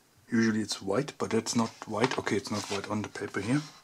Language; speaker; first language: English; non-native, fluent; German